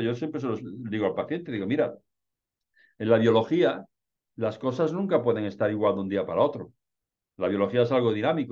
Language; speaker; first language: Spanish; native; Spanish